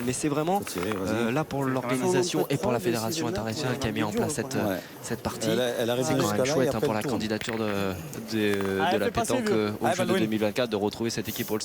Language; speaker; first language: French; native; French